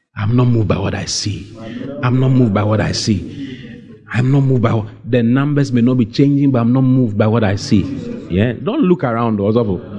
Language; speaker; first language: English; non-native, local second language; Akan